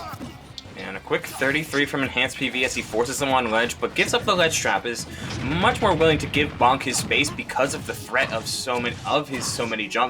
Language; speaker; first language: English; native; English